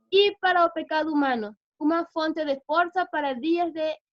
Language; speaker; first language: Portuguese; non-native, learner; Spanish